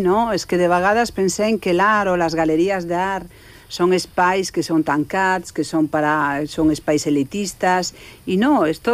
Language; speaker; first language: Catalan; non-native, local second language; Spanish